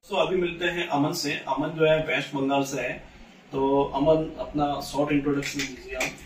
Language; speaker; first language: Hindi; native; Hindi